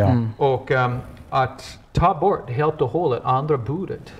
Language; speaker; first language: Swedish; non-native, fluent; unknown